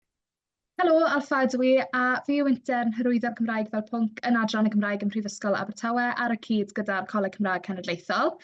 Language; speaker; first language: Welsh; native; Welsh